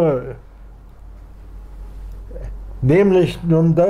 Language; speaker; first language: German; non-native, local second language; Plautdietsch